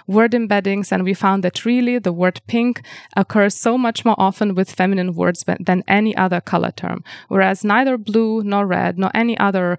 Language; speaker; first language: English; non-native, fluent; Lithuanian